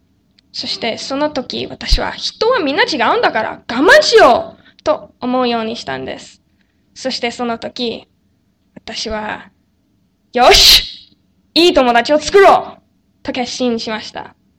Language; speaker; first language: Japanese; non-native, learner; English